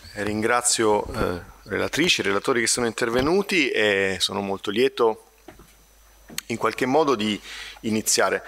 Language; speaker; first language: Italian; native; Italian